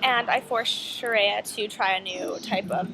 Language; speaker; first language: English; native; English